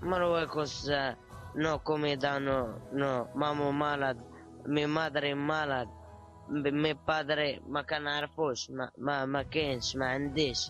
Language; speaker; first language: Spanish; non-native, learner; Arabic